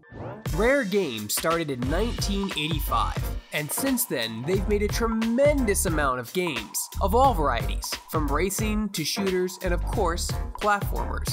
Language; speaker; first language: English; native; English